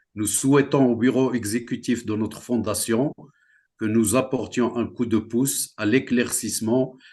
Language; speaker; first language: French; non-native, local second language; Central Atlas Tamazight